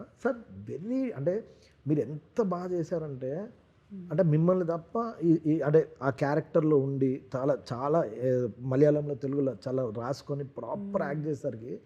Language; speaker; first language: Telugu; native; Telugu